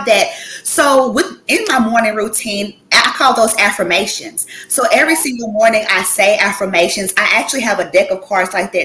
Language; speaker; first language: English; native; English